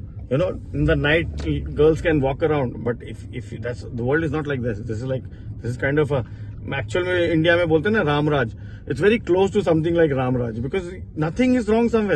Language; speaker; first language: English; non-native, local second language; Hindi